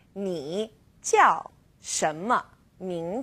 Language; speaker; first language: Chinese; non-native, fluent; English